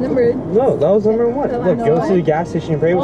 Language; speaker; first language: English; early bilingual, other home language; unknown